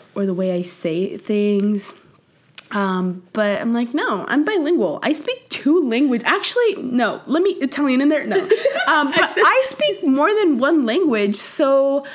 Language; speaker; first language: English; early bilingual, other home language; Spanish